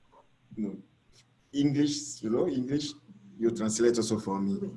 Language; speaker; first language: English; non-native, learner; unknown